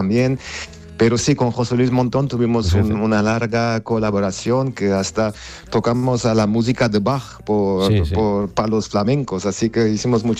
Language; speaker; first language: Spanish; non-native, fluent; Armenian